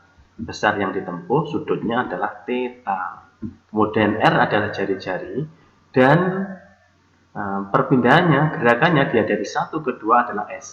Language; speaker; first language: Indonesian; native; Indonesian